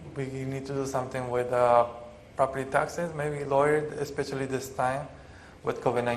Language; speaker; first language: English; non-native, fluent; Spanish